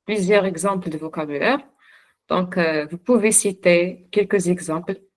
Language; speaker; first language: French; non-native, local second language; Arabic